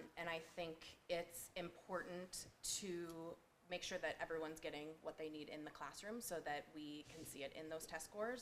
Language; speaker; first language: English; native; English